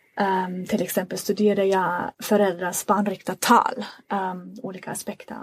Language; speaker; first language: Swedish; non-native, fluent; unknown